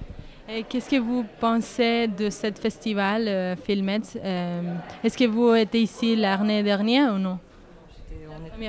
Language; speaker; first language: French; non-native, learner; Spanish